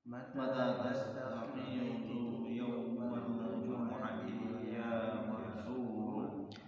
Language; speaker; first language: Arabic; non-native, learner; Indonesian